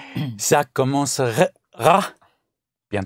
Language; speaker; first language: French; non-native, learner; English